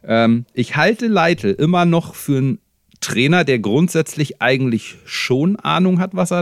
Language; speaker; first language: German; native; German